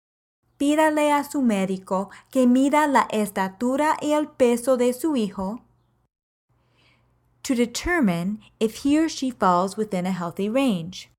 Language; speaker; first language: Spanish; non-native, fluent; English